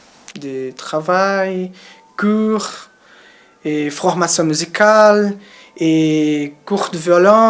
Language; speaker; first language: French; non-native, learner; Portuguese